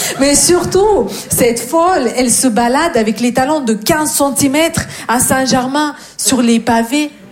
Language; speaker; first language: French; non-native, fluent; Russian